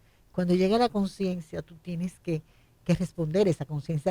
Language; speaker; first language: Spanish; native; Spanish